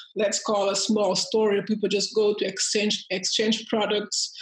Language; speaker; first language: English; early bilingual, heritage; Portuguese